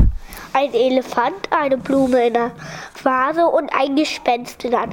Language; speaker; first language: German; early bilingual, other home language; Polish